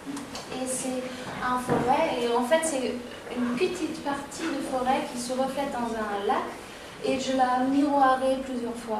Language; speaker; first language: French; non-native, fluent; German